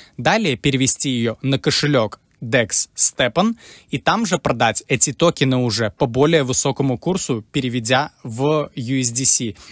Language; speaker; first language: Russian; native; Russian